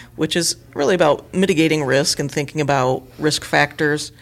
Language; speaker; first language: English; native; English